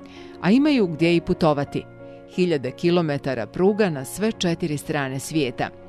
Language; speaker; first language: Bosnian; native; Bosnian